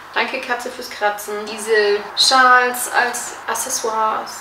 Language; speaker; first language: German; native; German